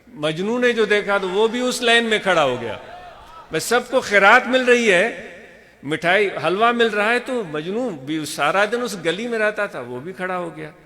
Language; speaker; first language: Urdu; non-native, local second language; Sindhi